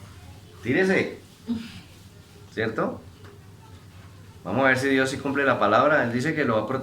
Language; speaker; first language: Spanish; native; Spanish